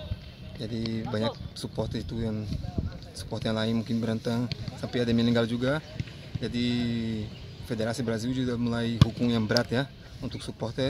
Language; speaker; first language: Indonesian; non-native, fluent; Portuguese